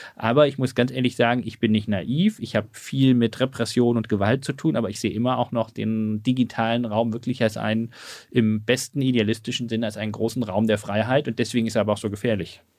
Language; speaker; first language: German; native; German